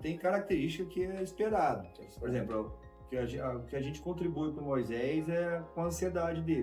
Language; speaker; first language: Portuguese; native; Portuguese